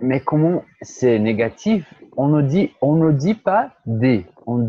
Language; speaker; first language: French; non-native, fluent; Portuguese